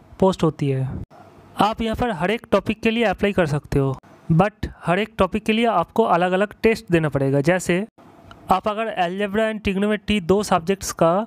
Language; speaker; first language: Hindi; non-native, local second language; Bangla